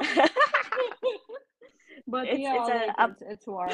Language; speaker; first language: English; non-native, local second language; Cebuano